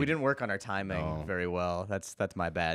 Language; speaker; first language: English; native; English